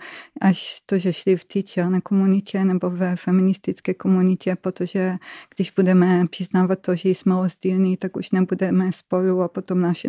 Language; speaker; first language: Czech; non-native, fluent; Hebrew